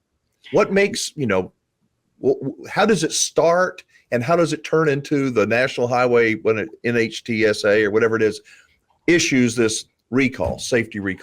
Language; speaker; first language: English; native; English